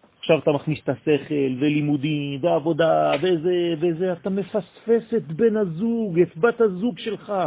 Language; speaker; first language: Hebrew; non-native, fluent; French